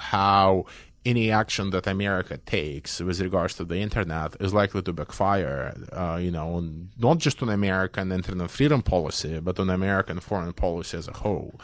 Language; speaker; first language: English; non-native, fluent; Belarusian